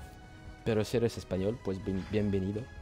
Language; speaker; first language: Spanish; non-native, learner; French